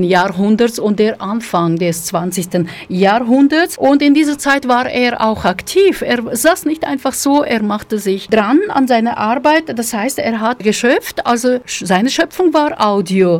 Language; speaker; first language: German; non-native, fluent; Russian